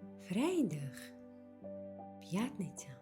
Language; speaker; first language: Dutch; non-native, fluent; Ukrainian